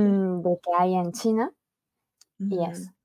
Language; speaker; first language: Spanish; early bilingual, other home language; Chinese